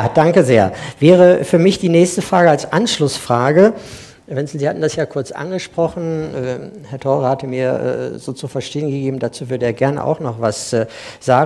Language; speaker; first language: German; native; German